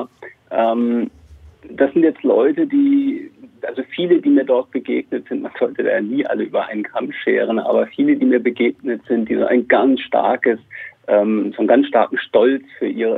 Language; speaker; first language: German; native; German